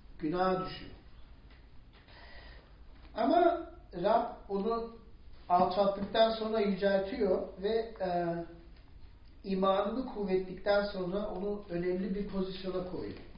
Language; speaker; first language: Turkish; non-native, fluent; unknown